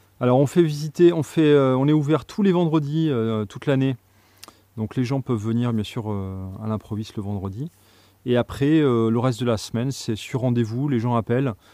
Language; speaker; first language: French; native; French